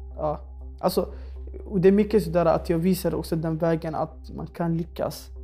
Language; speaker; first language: Swedish; early bilingual, other home language; Somali